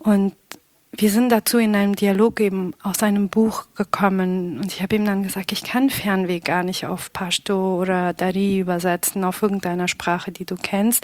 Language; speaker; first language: German; early bilingual, other home language; Pashto